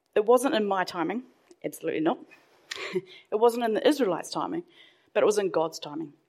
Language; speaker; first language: English; native; English